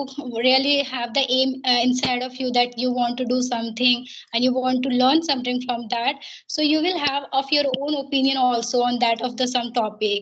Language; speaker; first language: English; non-native, learner; Hindi